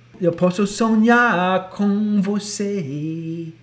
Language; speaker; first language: Portuguese; non-native, fluent; English